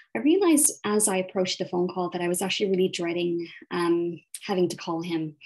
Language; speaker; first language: English; native; English